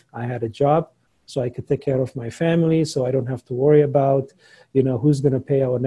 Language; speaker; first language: English; non-native, fluent; Somali